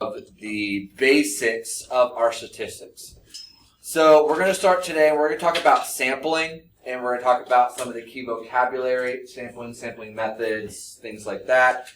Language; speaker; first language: English; native; English